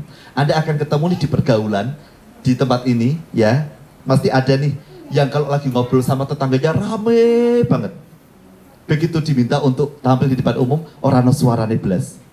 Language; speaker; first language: Indonesian; native; Indonesian